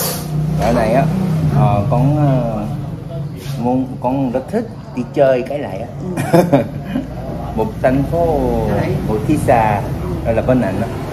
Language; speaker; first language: Vietnamese; non-native, learner; Korean